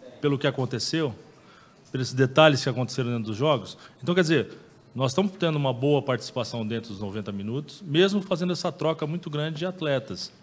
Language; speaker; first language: Portuguese; native; Portuguese